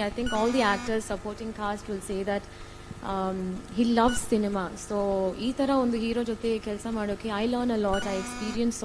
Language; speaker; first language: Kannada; non-native, learner; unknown